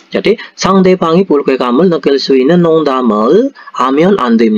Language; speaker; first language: Korean; non-native, learner; Indonesian